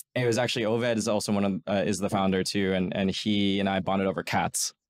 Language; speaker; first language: English; native; English